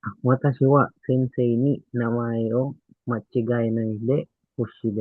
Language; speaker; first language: Japanese; non-native, learner; Filipino